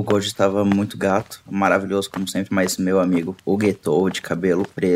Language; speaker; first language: Portuguese; native; Portuguese